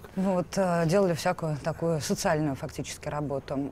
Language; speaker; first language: Russian; native; Russian